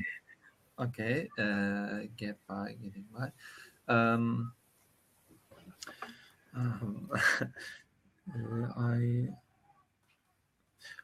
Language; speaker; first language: English; non-native, learner; Turkish